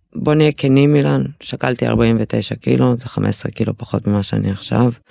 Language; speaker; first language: Hebrew; early bilingual, other home language; Russian